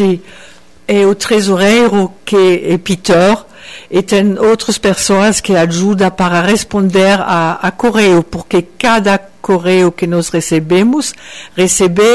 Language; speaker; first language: Portuguese; non-native, fluent; French